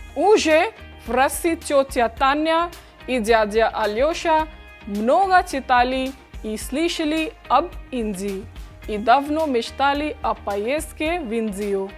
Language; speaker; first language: Russian; non-native, fluent; English